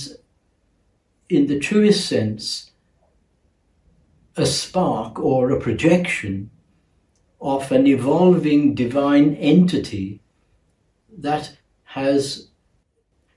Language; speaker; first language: English; non-native, local second language; Gujarati